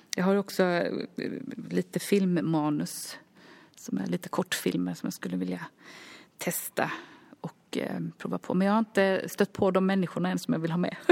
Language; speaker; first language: Swedish; early bilingual, other home language; Finnish